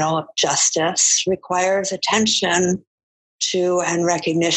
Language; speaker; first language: English; native; English